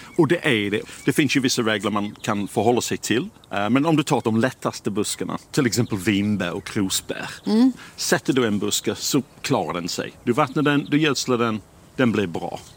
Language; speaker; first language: Swedish; non-native, fluent; English